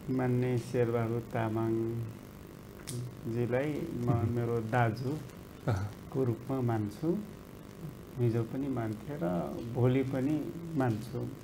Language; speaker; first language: Nepali; non-native, local second language; Rana Tharu